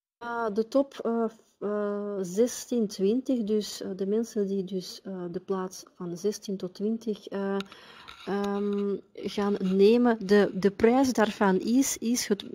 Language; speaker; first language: Dutch; non-native, fluent; Russian